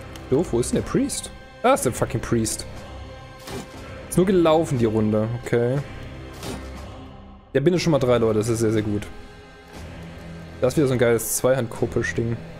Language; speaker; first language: German; native; German